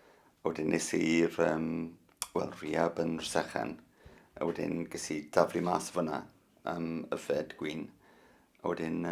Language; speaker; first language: Welsh; non-native, learner; English